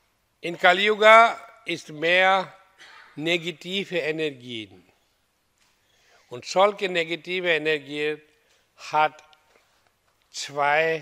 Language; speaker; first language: German; non-native, fluent; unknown